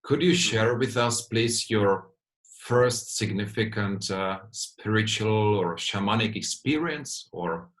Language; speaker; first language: English; non-native, fluent; Czech